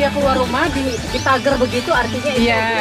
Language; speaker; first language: Indonesian; native; Indonesian